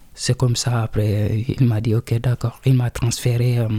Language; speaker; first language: French; non-native, local second language; Wolof